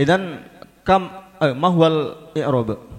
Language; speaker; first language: Arabic; non-native, learner; Indonesian